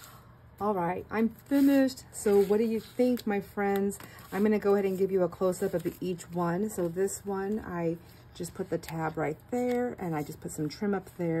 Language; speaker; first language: English; native; English